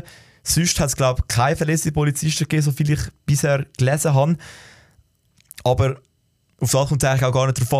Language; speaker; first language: German; native; German